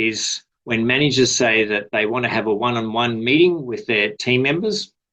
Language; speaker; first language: English; native; English